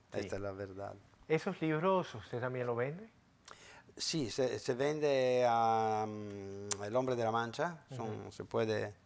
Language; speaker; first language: Spanish; non-native, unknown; Italian